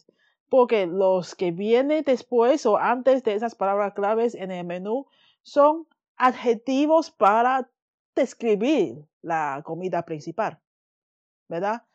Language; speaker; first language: Spanish; non-native, fluent; Chinese